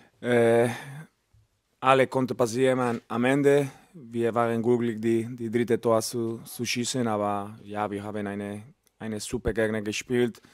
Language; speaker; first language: German; non-native, learner; Spanish